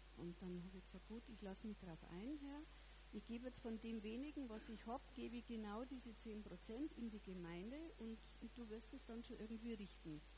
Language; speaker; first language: German; native; German